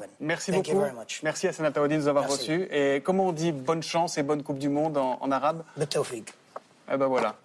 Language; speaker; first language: French; native; French